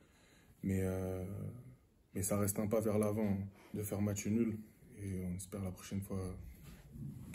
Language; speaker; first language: French; native; French